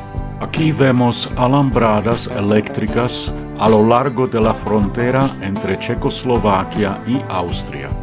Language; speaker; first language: Spanish; non-native, fluent; Czech